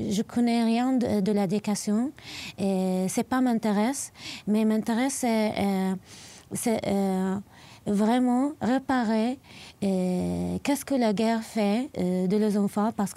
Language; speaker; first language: French; non-native, learner; Arabic